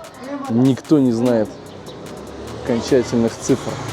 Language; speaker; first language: Russian; native; Russian